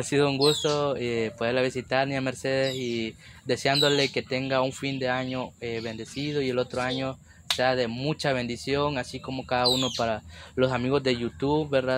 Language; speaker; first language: Spanish; native; Spanish